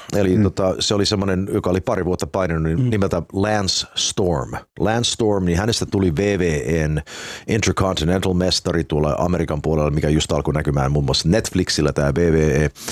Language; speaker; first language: Finnish; early bilingual, heritage; Finnish